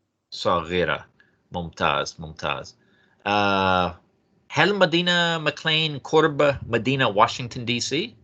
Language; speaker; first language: Arabic; non-native, fluent; English